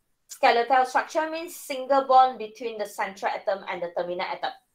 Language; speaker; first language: English; non-native, local second language; Malay